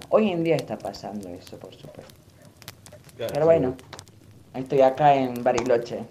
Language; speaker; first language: Spanish; non-native, fluent; Armenian